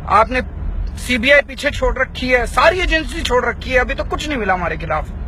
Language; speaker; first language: Hindi; native; Hindi